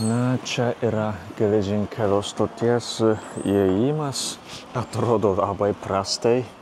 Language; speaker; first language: Lithuanian; non-native, fluent; Japanese